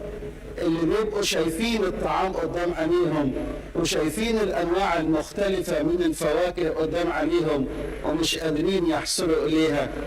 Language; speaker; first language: Arabic; native; Arabic